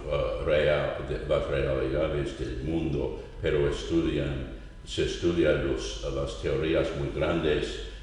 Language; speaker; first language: Spanish; non-native, fluent; English